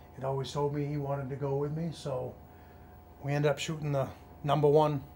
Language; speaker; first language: English; native; English